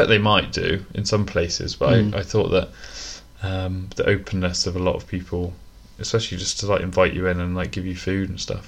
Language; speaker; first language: English; native; English